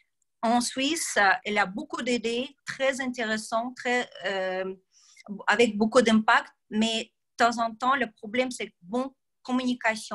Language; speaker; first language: French; non-native, learner; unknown